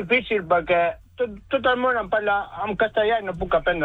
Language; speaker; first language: Catalan; non-native, learner; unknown